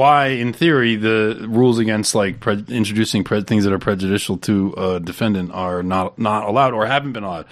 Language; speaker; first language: English; native; English